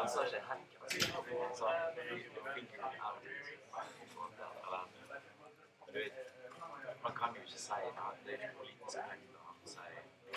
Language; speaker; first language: Norwegian; native; Norwegian